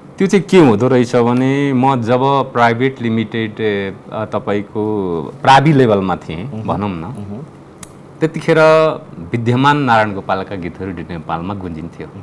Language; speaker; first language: Nepali; non-native, local second language; Limburgish